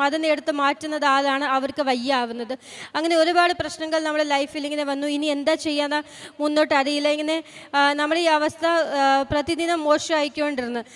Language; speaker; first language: Malayalam; non-native, fluent; Punjabi